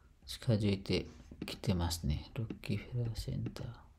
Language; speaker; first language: Japanese; non-native, fluent; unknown